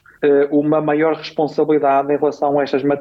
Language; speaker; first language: Portuguese; native; Portuguese